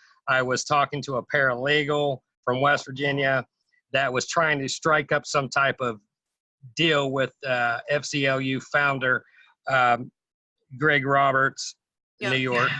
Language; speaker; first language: English; native; English